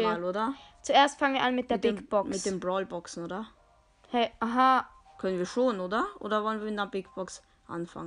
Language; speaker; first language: German; native; German